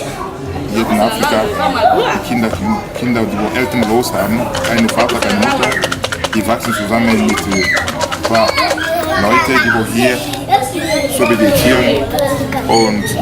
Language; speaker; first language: German; non-native, learner; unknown